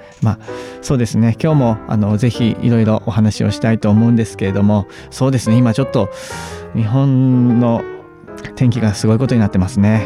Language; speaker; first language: Japanese; native; Japanese